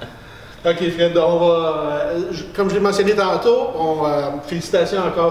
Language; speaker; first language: French; native; French